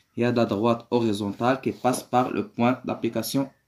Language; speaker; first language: French; non-native, local second language; Arabic